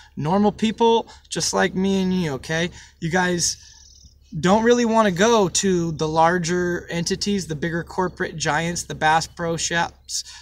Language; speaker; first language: English; native; English